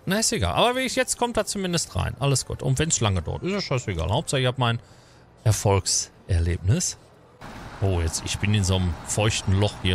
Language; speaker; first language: German; native; German